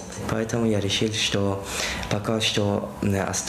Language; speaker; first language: Russian; non-native, learner; Persian